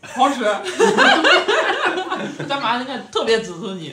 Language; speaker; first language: Chinese; native; Chinese